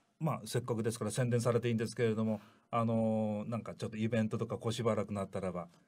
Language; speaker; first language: Japanese; native; Japanese